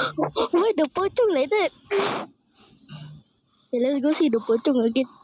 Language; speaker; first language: English; non-native, local second language; Malay